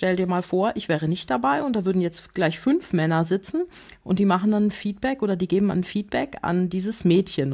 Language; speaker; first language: German; native; German